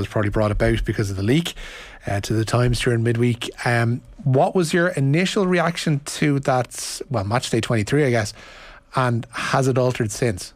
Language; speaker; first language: English; native; English